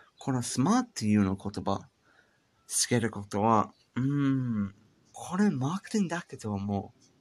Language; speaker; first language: Japanese; non-native, learner; English